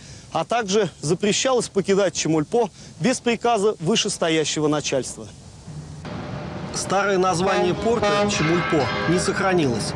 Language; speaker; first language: Russian; native; Russian